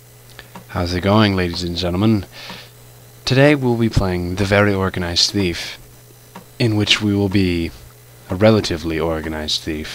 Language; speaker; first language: English; native; English